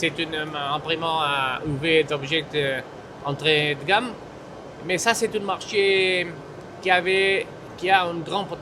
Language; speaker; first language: French; non-native, fluent; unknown